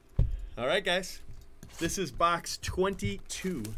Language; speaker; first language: English; native; English